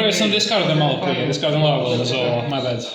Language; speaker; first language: Bosnian; native; Bosnian